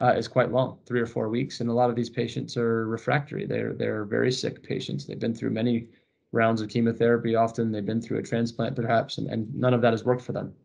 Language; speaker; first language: English; native; English